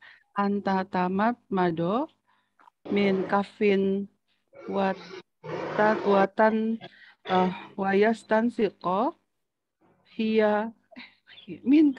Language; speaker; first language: Arabic; non-native, learner; Indonesian